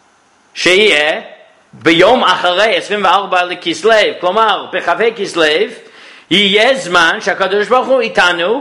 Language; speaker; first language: Hebrew; non-native, fluent; English